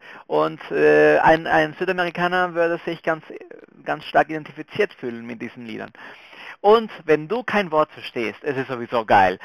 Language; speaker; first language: German; non-native, fluent; Spanish